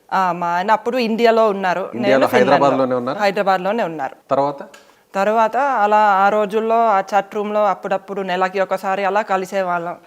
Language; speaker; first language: Telugu; non-native, fluent; Finnish